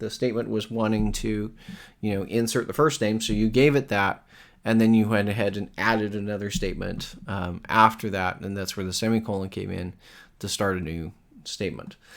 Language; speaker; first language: English; native; English